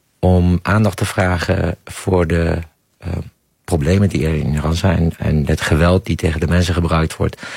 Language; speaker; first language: Dutch; non-native, fluent; Persian